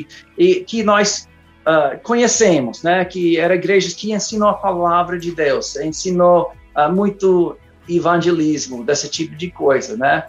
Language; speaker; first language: Portuguese; non-native, fluent; English